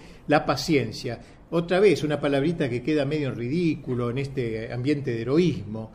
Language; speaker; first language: Spanish; native; Spanish